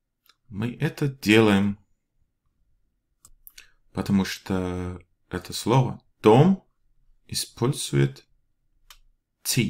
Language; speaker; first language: Russian; non-native, learner; Danish